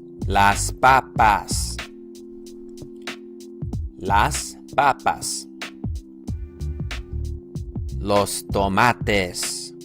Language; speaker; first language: Spanish; non-native, fluent; English